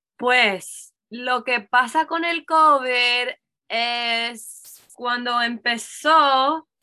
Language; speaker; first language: Spanish; non-native, learner; English